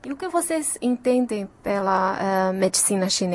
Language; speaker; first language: Portuguese; non-native, fluent; Chinese